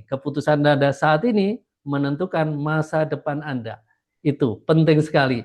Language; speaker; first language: Indonesian; native; Indonesian